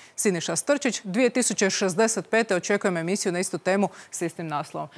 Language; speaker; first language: Croatian; native; Croatian